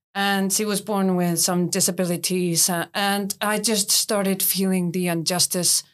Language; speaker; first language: English; non-native, fluent; Icelandic